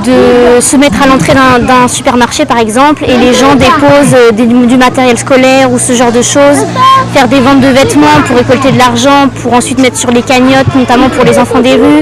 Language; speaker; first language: French; native; French